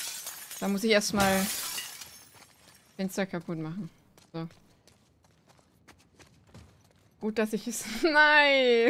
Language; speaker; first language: German; native; German